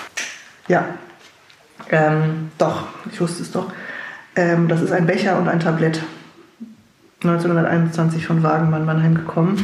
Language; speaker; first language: German; native; German